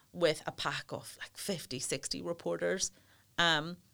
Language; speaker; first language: English; native; English